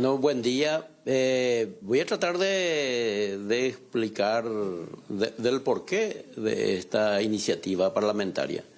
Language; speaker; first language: Spanish; native; Spanish